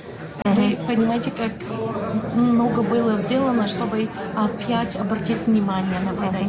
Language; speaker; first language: Russian; non-native, learner; Bulgarian